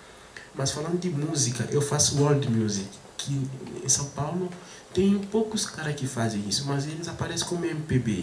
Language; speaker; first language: Portuguese; non-native, fluent; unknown